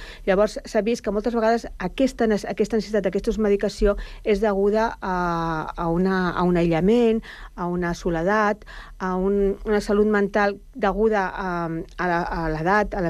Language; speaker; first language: Catalan; native; Catalan